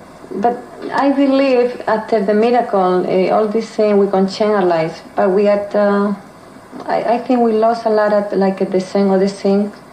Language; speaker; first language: English; non-native, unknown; Spanish